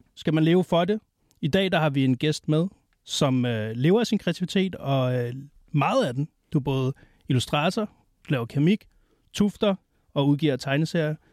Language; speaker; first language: Danish; native; Danish